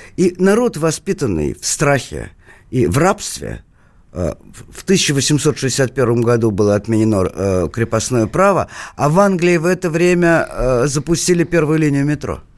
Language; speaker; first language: Russian; native; Russian